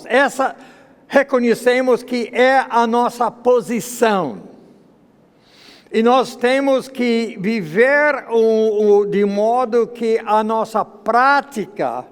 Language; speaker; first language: Portuguese; non-native, fluent; English